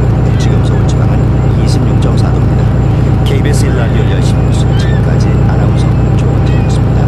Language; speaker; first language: Korean; native; Korean